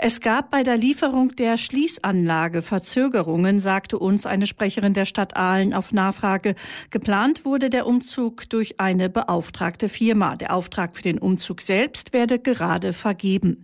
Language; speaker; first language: German; native; German